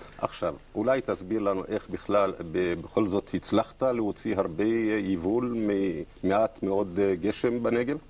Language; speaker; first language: Hebrew; non-native, local second language; Arabic